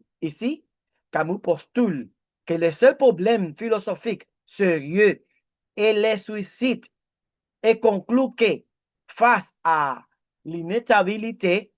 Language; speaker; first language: French; non-native, learner; Spanish